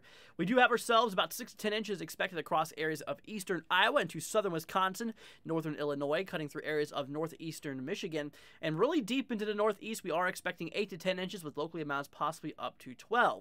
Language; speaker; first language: English; native; English